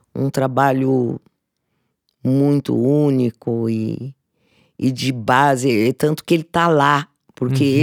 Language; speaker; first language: Portuguese; native; Portuguese